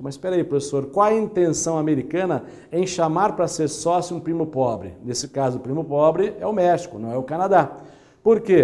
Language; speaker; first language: Portuguese; native; Portuguese